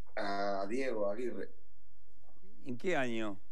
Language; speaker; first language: Spanish; native; Spanish